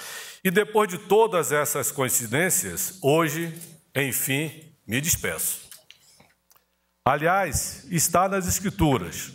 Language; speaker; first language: Portuguese; native; Portuguese